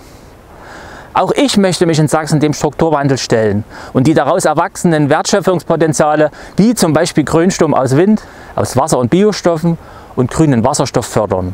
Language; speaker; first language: German; native; German